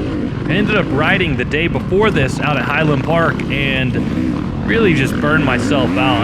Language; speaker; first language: English; native; English